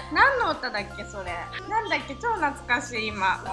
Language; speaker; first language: Japanese; native; Japanese